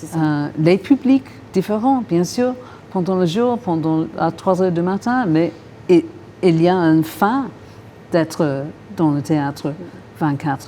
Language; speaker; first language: French; non-native, fluent; English